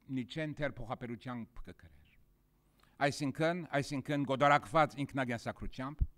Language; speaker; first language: Armenian; early bilingual, heritage; Armenian